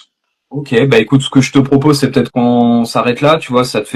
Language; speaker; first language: French; native; French